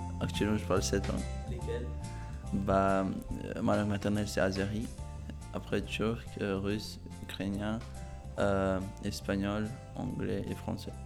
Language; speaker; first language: French; non-native, fluent; Azerbaijani